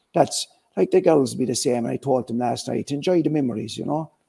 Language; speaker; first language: English; native; English